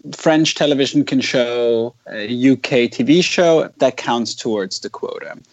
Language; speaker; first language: English; non-native, fluent; German